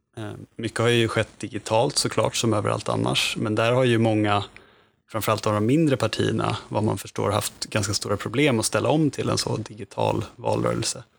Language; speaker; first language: Swedish; native; Swedish